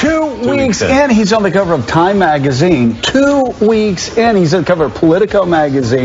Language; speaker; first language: English; native; English